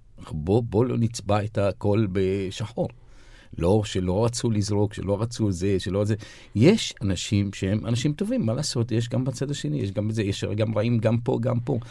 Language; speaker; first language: Hebrew; non-native, local second language; Arabic